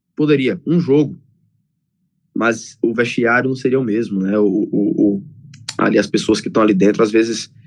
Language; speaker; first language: Portuguese; native; Portuguese